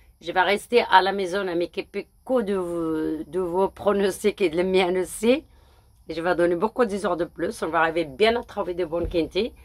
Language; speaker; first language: French; early bilingual, other home language; Arabic